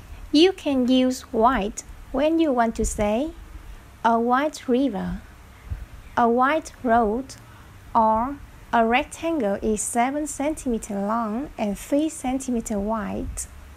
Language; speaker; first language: English; non-native, fluent; Vietnamese